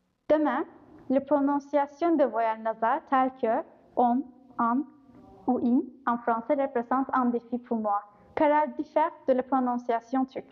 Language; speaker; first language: French; non-native, fluent; Turkish